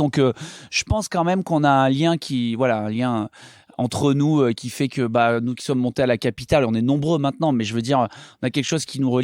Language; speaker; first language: French; native; French